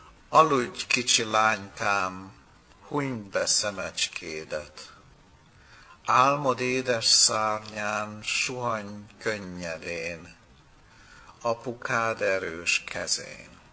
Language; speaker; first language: Hungarian; native; Hungarian